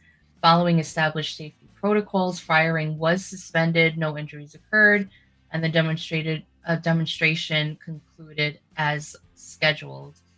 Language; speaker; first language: English; native; English